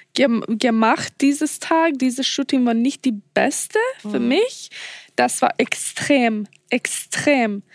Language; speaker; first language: German; non-native, learner; Swedish